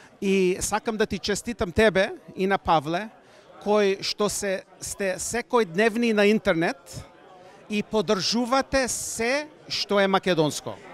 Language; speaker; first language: Macedonian; early bilingual, heritage; Macedonian